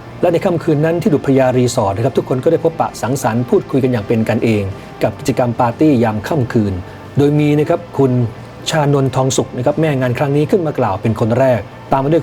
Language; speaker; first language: Thai; native; Thai